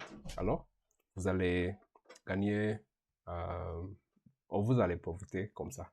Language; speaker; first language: French; non-native, learner; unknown